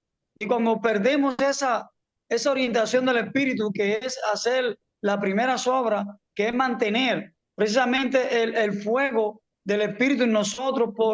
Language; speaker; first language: Spanish; native; Spanish